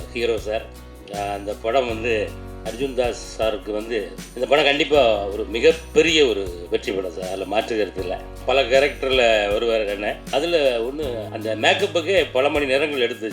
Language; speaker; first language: Tamil; native; Tamil